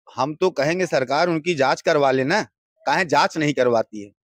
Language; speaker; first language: Hindi; native; Hindi